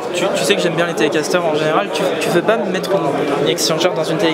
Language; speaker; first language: French; native; French